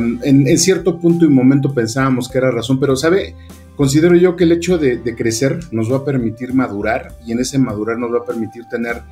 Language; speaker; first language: Spanish; native; Spanish